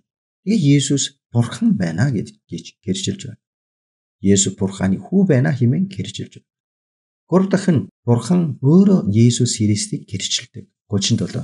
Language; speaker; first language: Mongolian; non-native, fluent; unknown